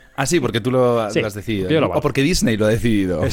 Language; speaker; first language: Spanish; native; Spanish